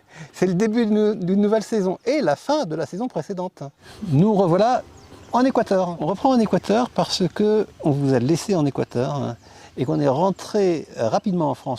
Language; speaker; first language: French; native; French